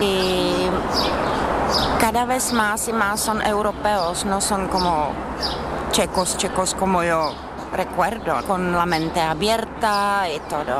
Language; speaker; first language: Spanish; non-native, learner; Czech